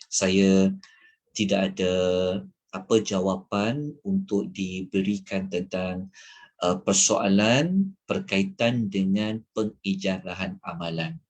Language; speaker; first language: Malay; native; Malay